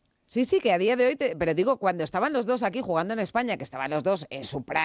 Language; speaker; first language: Spanish; native; Spanish